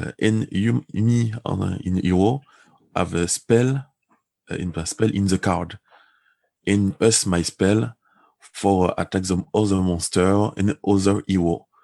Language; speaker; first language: English; non-native, learner; French